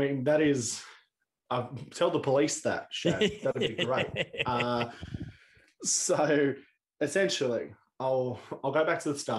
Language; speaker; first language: English; native; English